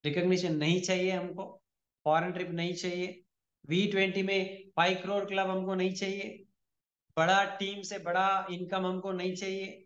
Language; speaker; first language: Hindi; non-native, local second language; Telugu